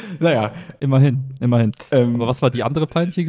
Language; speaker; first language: German; native; German